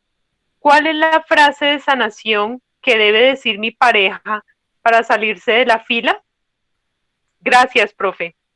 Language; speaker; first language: Spanish; native; Spanish